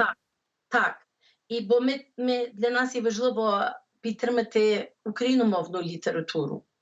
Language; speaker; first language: Ukrainian; early bilingual, heritage; English